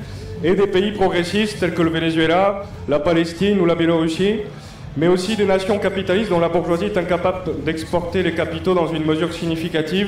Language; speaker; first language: French; native; French